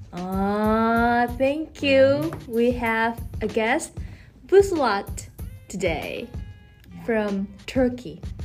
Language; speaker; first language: English; non-native, fluent; Japanese